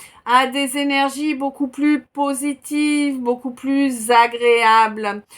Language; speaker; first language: French; native; French